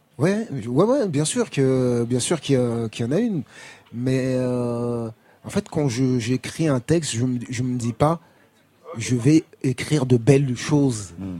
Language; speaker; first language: French; native; French